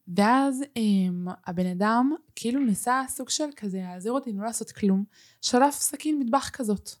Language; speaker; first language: Hebrew; early bilingual, other home language; Spanish